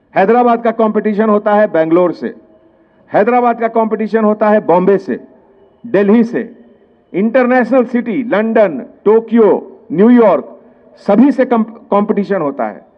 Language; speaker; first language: Hindi; non-native, local second language; Telugu